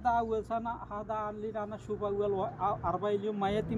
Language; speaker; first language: Arabic; non-native, learner; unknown